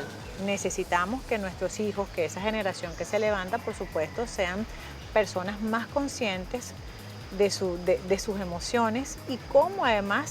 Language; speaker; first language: Spanish; native; Spanish